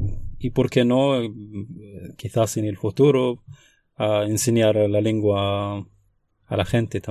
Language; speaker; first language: Spanish; non-native, fluent; Arabic